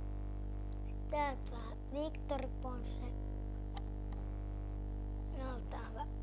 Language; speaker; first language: Finnish; native; Finnish